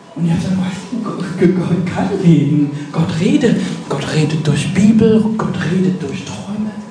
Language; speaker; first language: German; non-native, fluent; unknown